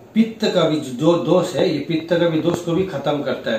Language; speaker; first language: Hindi; non-native, local second language; Bangla